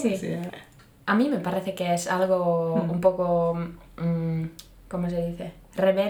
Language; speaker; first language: Spanish; non-native, fluent; Finnish